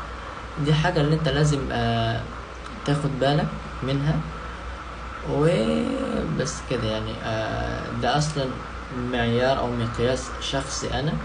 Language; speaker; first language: Arabic; non-native, fluent; Indonesian